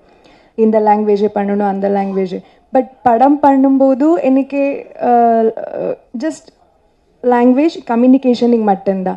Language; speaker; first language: Tamil; non-native, learner; Kannada